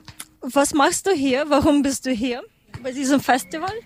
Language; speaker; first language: German; non-native, learner; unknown